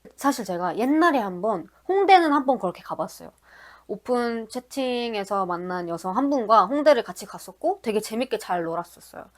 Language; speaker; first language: Korean; native; Korean